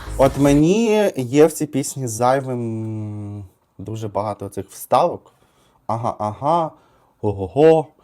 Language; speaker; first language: Ukrainian; native; Ukrainian